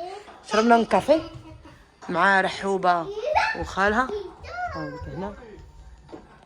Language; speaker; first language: Arabic; native; Arabic